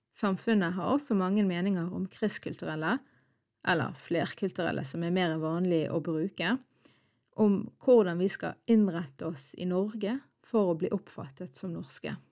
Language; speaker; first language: Norwegian; early bilingual, other home language; Arabic